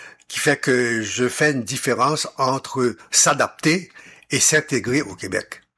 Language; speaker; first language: French; non-native, local second language; Haitian Creole